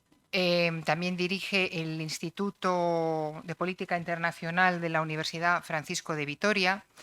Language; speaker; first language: Spanish; native; Spanish